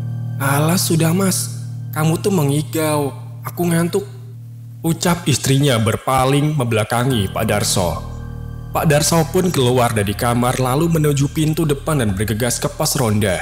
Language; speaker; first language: Indonesian; native; Indonesian